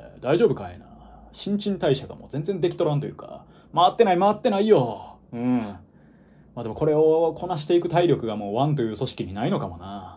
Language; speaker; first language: Japanese; native; Japanese